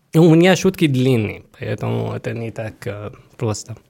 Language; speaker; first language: Russian; non-native, fluent; Arabic